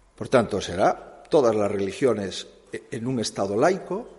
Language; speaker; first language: Spanish; non-native, local second language; Galician